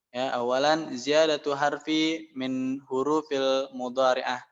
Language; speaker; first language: Arabic; non-native, learner; Indonesian